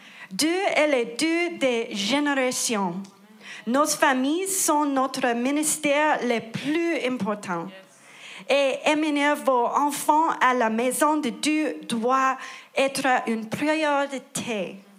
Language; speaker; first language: French; non-native, learner; English